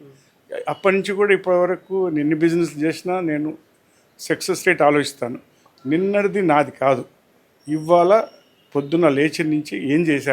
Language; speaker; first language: Telugu; native; Telugu